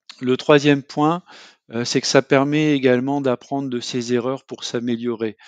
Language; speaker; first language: French; native; French